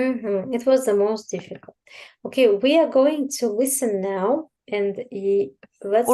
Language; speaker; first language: English; non-native, fluent; Russian